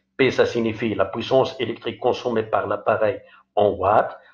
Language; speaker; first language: French; non-native, local second language; Arabic